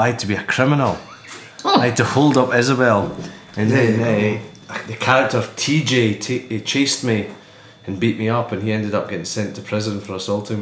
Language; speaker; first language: English; native; English